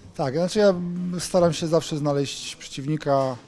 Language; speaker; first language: Polish; native; Polish